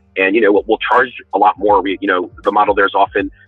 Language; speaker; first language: English; native; English